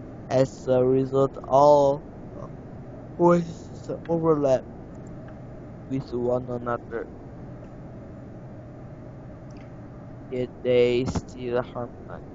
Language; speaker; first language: English; non-native, learner; Korean